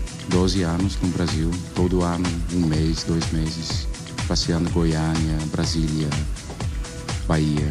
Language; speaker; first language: Portuguese; non-native, learner; Dutch